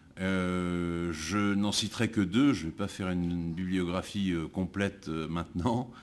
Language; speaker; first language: French; native; French